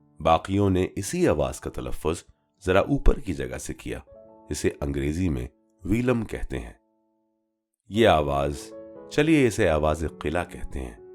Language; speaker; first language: Urdu; native; Urdu